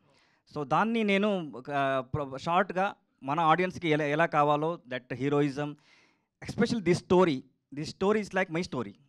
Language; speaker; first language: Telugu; non-native, learner; Kannada